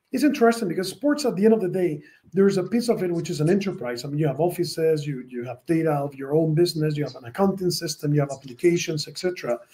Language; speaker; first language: English; non-native, fluent; Spanish